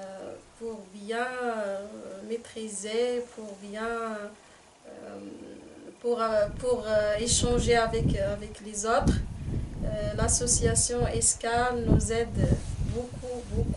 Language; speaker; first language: French; non-native, local second language; Arabic